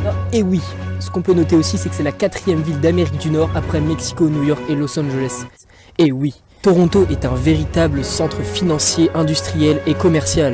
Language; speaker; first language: French; native; French